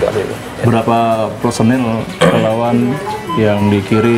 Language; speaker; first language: Indonesian; native; Indonesian